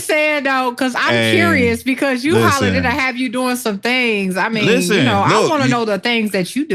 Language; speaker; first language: English; native; English